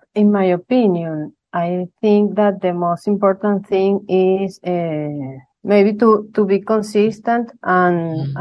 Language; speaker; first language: English; non-native, fluent; Spanish